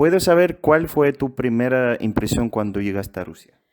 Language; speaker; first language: Spanish; non-native, fluent; Russian